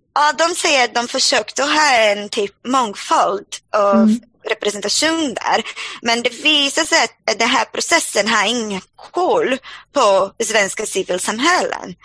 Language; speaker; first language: Swedish; non-native, fluent; Portuguese